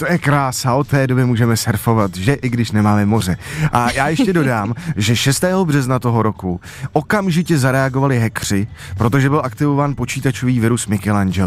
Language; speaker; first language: Czech; native; Czech